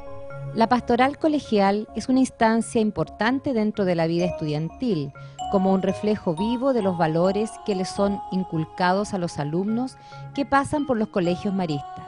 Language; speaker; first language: Spanish; native; Spanish